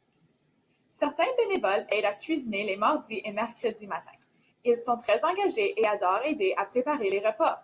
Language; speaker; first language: French; native; French